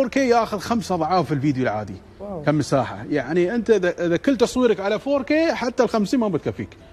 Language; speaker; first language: Arabic; native; Arabic